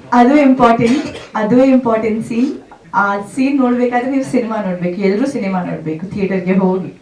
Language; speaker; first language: Kannada; non-native, local second language; Tulu